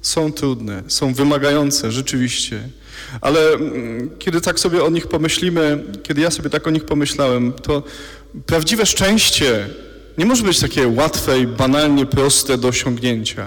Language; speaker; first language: Polish; native; Polish